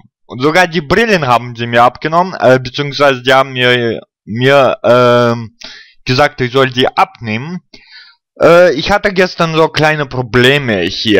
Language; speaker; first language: German; non-native, fluent; Russian